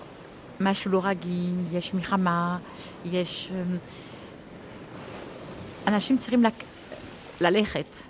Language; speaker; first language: Hebrew; early bilingual, heritage; French